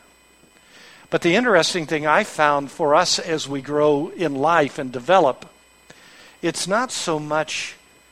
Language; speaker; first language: English; native; English